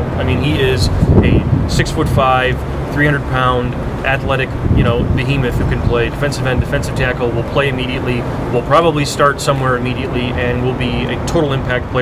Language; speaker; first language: English; native; English